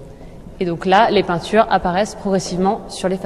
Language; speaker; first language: French; native; French